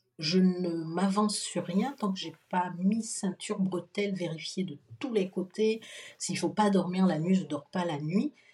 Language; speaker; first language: French; native; French